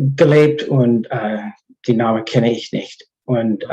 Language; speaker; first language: German; non-native, learner; English